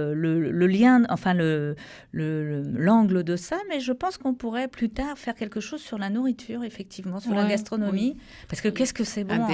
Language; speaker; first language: French; native; French